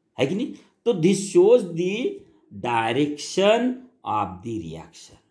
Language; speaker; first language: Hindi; non-native, local second language; Marathi